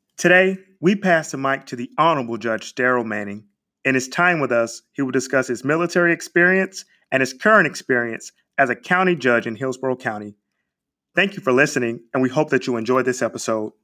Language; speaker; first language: English; native; English